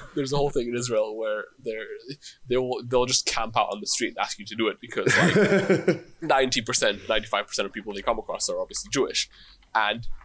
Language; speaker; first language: English; non-native, fluent; Hebrew